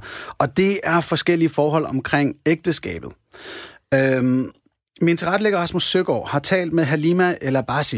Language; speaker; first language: Danish; native; Danish